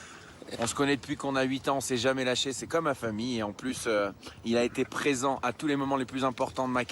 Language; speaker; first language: French; native; French